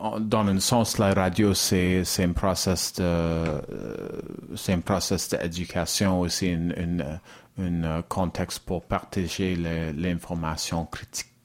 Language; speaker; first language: French; non-native, learner; English